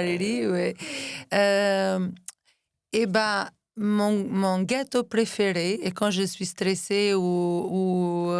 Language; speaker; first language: French; non-native, fluent; Albanian